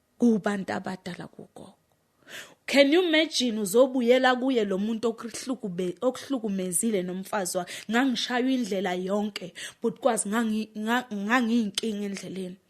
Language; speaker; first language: Zulu; native; Zulu